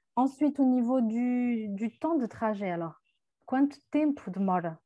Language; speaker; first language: French; native; French